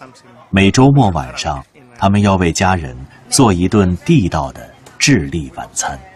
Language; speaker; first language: Chinese; native; Chinese